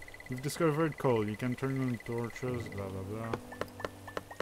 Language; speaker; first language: French; native; French